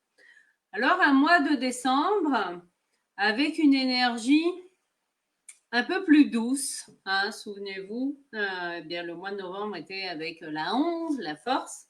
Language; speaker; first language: French; native; French